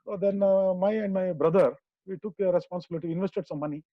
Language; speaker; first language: English; non-native, local second language; Kannada